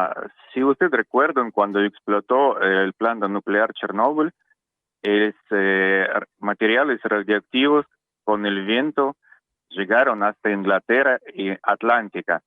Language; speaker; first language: Spanish; non-native, learner; Russian